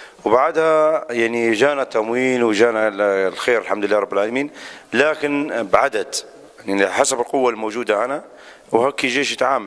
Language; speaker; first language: Arabic; native; Arabic